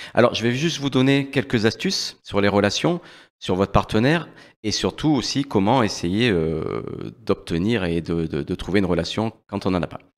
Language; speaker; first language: French; native; French